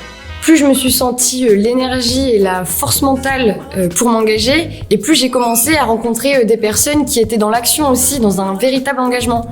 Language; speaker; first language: French; native; French